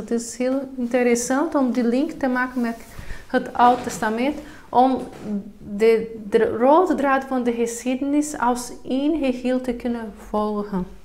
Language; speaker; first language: Dutch; non-native, fluent; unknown